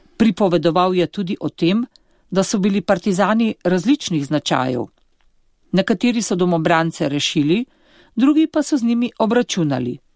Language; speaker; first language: Slovenian; native; Slovenian